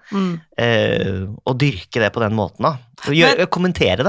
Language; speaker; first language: Norwegian; native; Norwegian